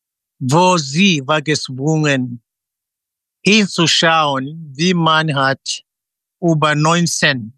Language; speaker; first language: German; non-native, fluent; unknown